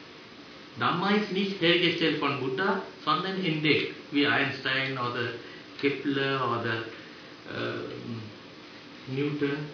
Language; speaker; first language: German; non-native, fluent; Sinhala